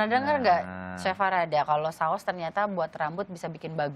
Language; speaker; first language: Indonesian; native; Indonesian